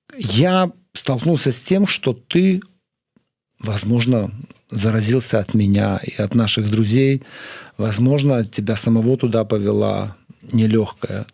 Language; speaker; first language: Russian; native; Russian